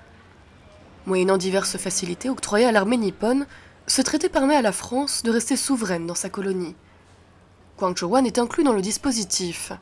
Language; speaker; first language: French; native; French